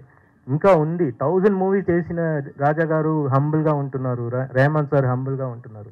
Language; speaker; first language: Telugu; non-native, fluent; Tamil